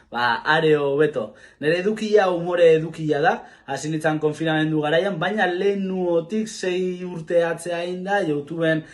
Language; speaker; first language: Basque; native; Basque